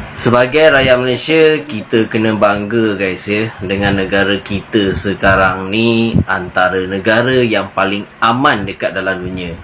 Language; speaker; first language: Malay; native; Malay